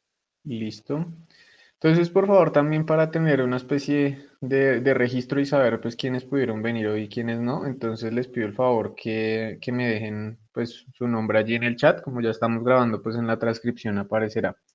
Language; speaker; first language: Spanish; native; Spanish